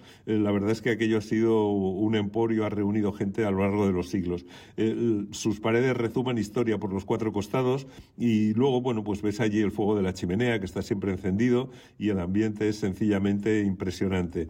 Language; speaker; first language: Spanish; native; Spanish